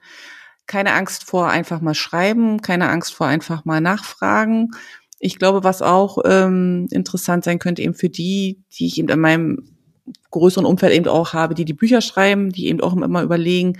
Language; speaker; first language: German; native; German